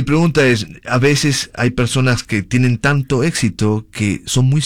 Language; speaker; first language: Spanish; native; Spanish